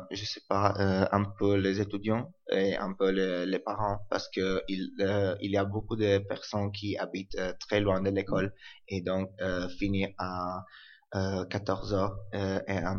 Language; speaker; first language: French; non-native, learner; Italian